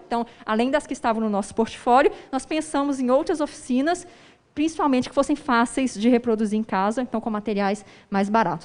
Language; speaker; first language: Portuguese; native; Portuguese